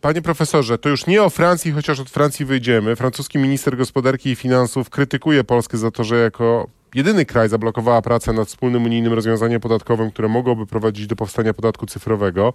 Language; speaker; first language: Polish; native; Polish